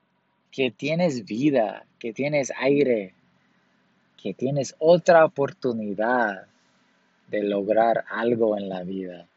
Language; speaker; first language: Spanish; early bilingual, heritage; Spanish